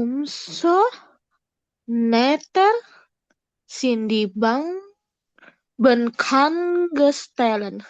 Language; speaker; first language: German; non-native, learner; Indonesian